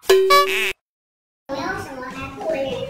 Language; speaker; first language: Chinese; native; Chinese